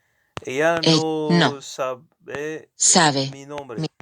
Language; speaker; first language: Spanish; non-native, learner; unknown